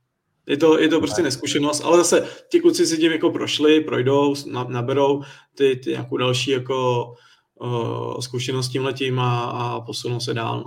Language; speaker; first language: Czech; native; Czech